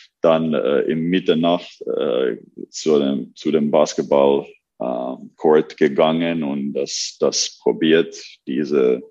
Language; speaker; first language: German; non-native, learner; Finnish